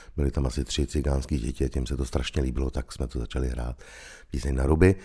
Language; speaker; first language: Czech; native; Czech